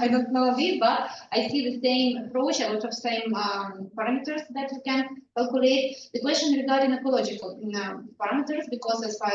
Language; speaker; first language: English; non-native, learner; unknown